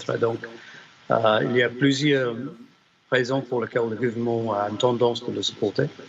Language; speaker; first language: French; non-native, fluent; English